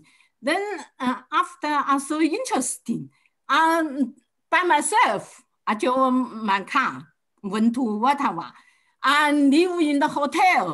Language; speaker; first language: English; non-native, learner; Chinese